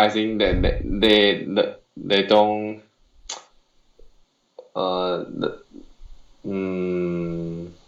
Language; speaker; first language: English; non-native, learner; Chinese